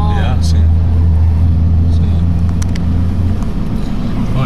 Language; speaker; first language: English; non-native, learner; Spanish